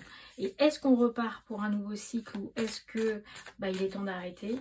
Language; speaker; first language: French; native; French